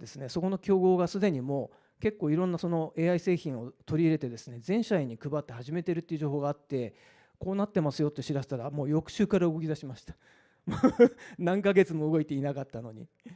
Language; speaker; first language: Japanese; native; Japanese